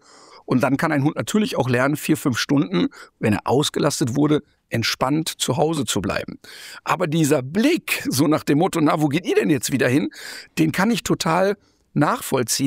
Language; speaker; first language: German; native; German